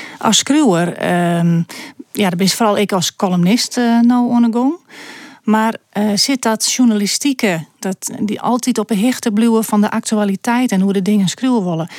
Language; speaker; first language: Dutch; native; Dutch